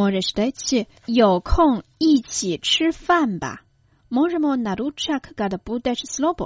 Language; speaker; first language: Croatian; non-native, fluent; Chinese